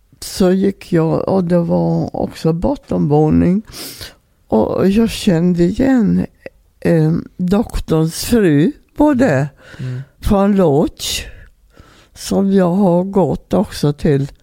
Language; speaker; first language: Swedish; non-native, fluent; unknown